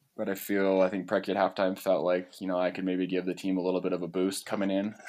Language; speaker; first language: English; native; English